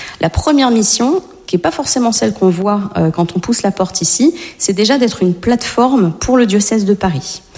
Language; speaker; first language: French; native; French